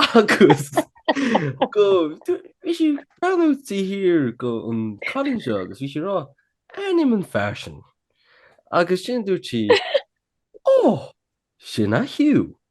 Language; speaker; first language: Irish; native; Irish